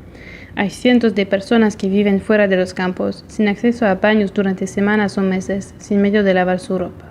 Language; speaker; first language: Spanish; non-native, fluent; Portuguese